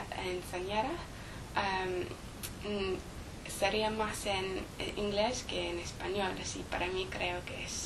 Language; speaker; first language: Spanish; non-native, learner; English